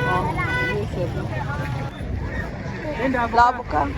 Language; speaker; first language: French; non-native, local second language; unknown